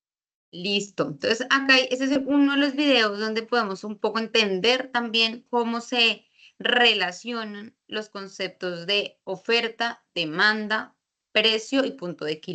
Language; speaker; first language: Spanish; native; Spanish